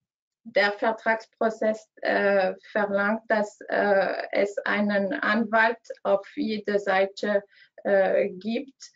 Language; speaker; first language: German; non-native, learner; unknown